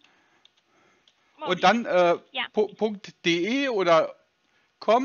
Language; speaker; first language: German; native; German